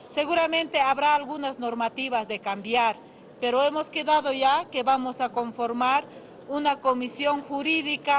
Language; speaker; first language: Spanish; native; Spanish